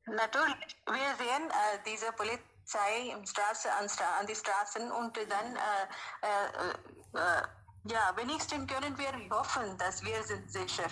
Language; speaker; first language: German; non-native, learner; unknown